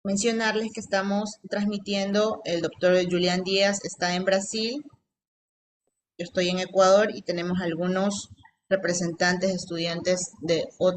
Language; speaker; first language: Spanish; native; Spanish